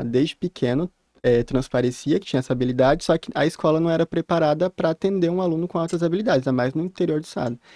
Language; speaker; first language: Portuguese; native; Portuguese